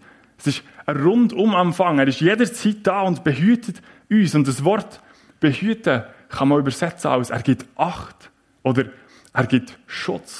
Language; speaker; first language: German; native; German